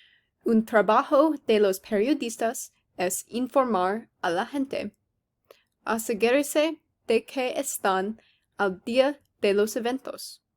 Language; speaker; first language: Spanish; non-native, learner; English